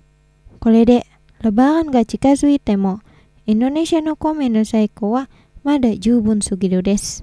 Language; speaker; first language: Japanese; non-native, fluent; Indonesian